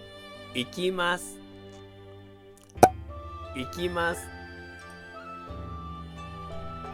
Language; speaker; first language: Japanese; non-native, fluent; Portuguese